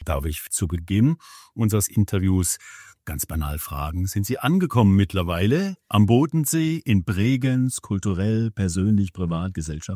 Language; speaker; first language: German; native; German